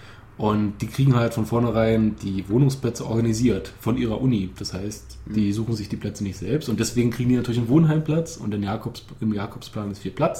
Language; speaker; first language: German; native; German